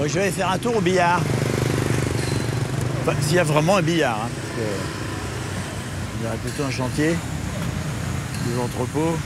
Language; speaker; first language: French; native; French